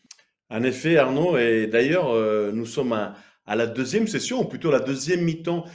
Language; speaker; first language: French; native; French